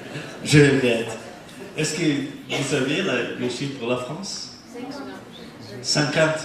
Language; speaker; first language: French; non-native, learner; Portuguese